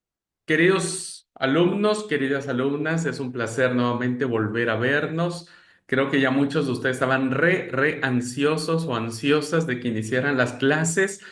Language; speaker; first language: Spanish; native; Spanish